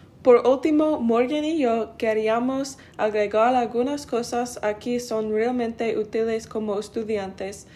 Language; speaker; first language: Spanish; non-native, learner; English